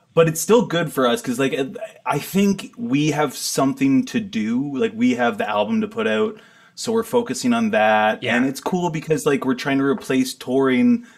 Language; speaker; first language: English; native; English